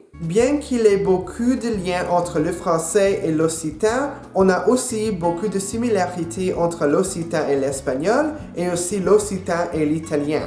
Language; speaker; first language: French; non-native, local second language; English